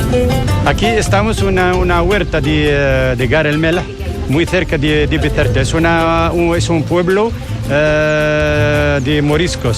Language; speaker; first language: Spanish; non-native, fluent; Arabic